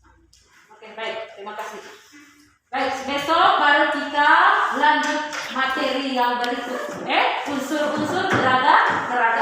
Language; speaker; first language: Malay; non-native, local second language; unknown